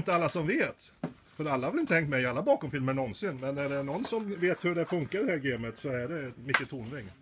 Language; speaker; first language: Swedish; native; Swedish